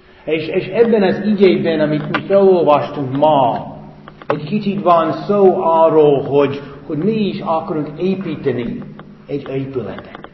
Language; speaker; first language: Hungarian; non-native, fluent; English